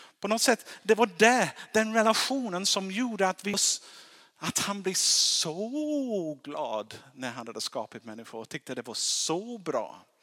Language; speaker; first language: Swedish; non-native, fluent; English